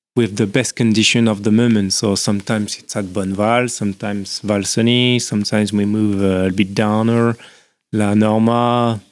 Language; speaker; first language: English; non-native, learner; French